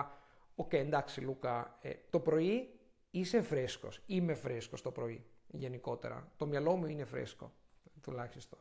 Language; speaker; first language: Greek; non-native, fluent; Italian